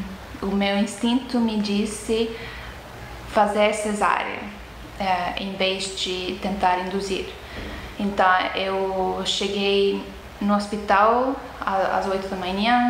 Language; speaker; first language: Portuguese; non-native, fluent; Estonian